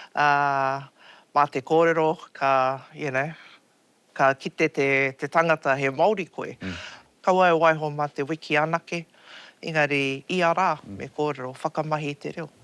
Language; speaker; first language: Māori; non-native, local second language; English